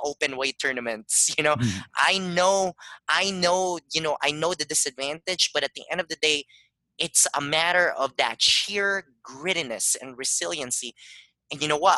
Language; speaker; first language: English; non-native, local second language; Filipino